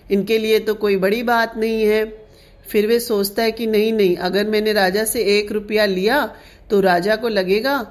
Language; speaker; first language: Hindi; non-native, local second language; Sindhi